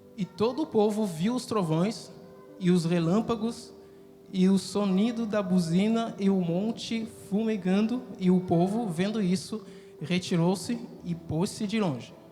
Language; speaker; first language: Portuguese; non-native, fluent; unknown